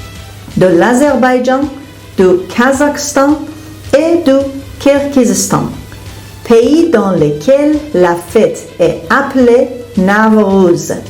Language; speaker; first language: French; non-native, fluent; Persian